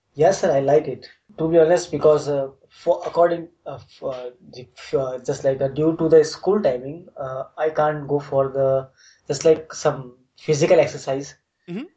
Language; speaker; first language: English; non-native, local second language; Hindi